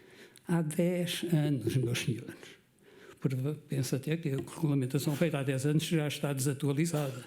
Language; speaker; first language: Portuguese; native; Portuguese